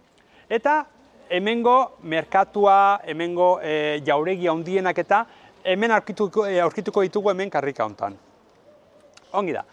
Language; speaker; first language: Basque; native; Basque